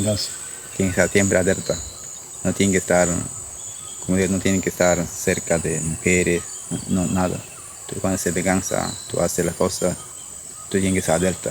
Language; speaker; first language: Spanish; non-native, local second language; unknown